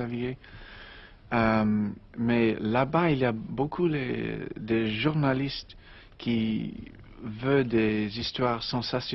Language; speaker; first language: French; non-native, learner; English